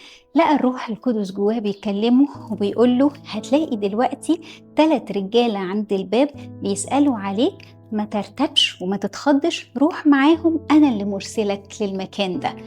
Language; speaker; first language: Arabic; native; Arabic